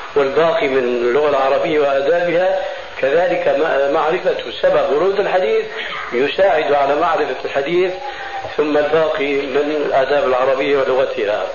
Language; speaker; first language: Arabic; early bilingual, other home language; Albanian